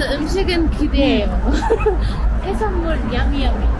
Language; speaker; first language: Korean; non-native, fluent; Arabic